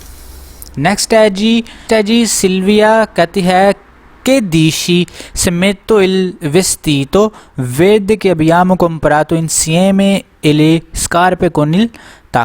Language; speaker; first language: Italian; non-native, learner; Urdu